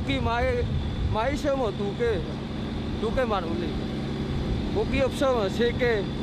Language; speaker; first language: Korean; non-native, learner; Vietnamese